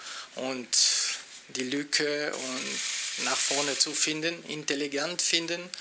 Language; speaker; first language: German; non-native, local second language; French